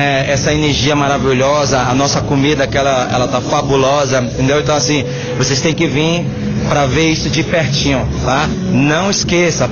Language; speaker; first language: French; non-native, learner; Portuguese